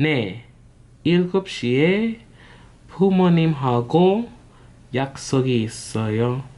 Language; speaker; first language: Korean; non-native, learner; English